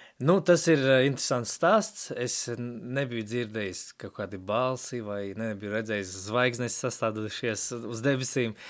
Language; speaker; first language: Latvian; non-native, local second language; Russian